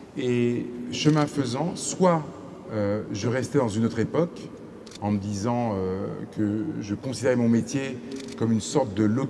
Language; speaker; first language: French; native; French